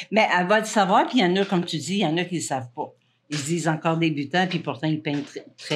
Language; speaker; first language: French; native; French